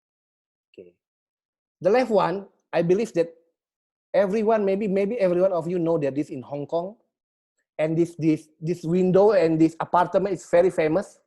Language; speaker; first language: English; non-native, learner; Indonesian